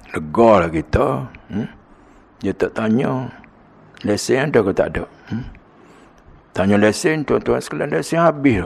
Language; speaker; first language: Malay; native; Malay